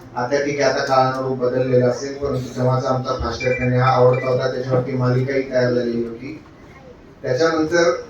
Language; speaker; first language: Marathi; native; Marathi